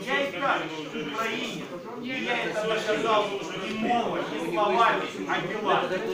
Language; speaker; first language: Ukrainian; non-native, local second language; Russian